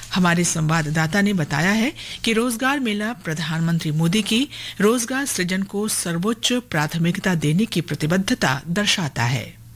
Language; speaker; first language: Hindi; native; Hindi